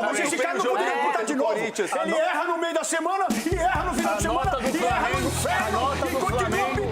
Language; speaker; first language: Portuguese; native; Portuguese